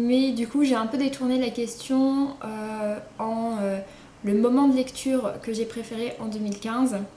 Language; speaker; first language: French; native; French